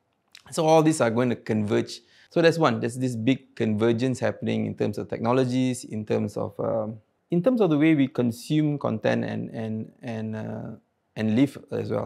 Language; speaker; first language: English; non-native, local second language; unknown